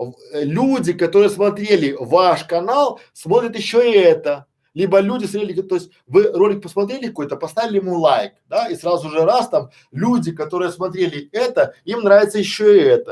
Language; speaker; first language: Russian; native; Russian